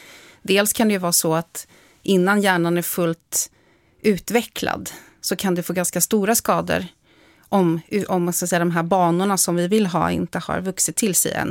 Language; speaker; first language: Swedish; native; Swedish